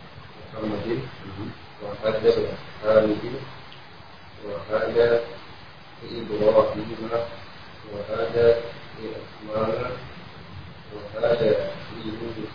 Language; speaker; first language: Arabic; non-native, learner; Indonesian